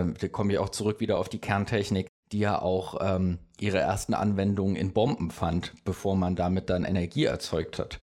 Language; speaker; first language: German; native; German